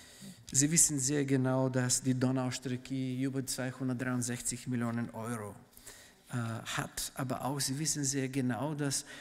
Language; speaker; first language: German; non-native, fluent; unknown